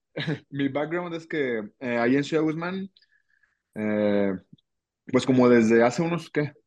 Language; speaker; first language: Spanish; native; Spanish